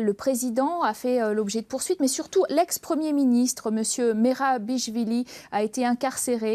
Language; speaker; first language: French; native; French